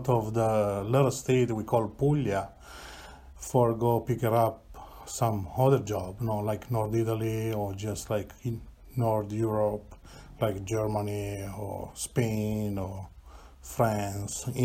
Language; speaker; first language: English; non-native, learner; Italian